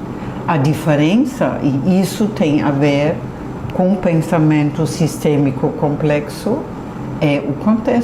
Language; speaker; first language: Portuguese; non-native, fluent; German